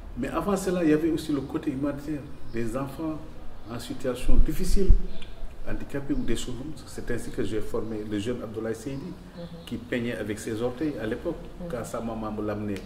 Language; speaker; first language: French; non-native, local second language; Wolof